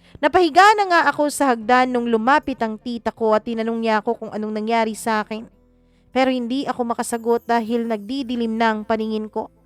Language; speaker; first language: Filipino; non-native, local second language; Cebuano